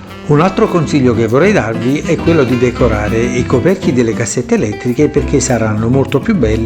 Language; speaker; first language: Italian; native; Italian